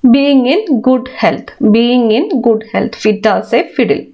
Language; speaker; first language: English; non-native, local second language; Malayalam